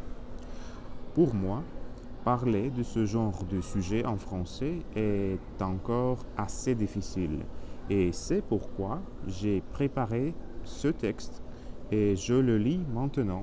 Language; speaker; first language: French; non-native, learner; Spanish